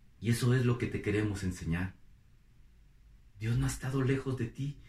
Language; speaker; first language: Spanish; native; Spanish